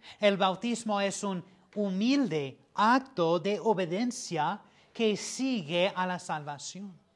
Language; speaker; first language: Spanish; non-native, fluent; English